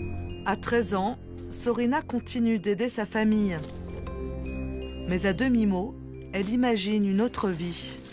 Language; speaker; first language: French; native; French